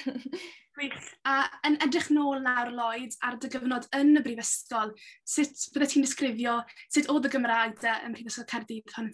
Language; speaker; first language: Welsh; native; Welsh